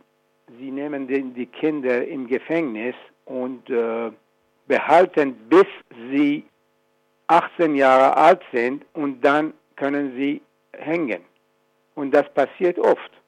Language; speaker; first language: German; non-native, fluent; Persian